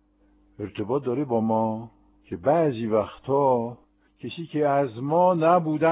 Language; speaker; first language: Persian; non-native, fluent; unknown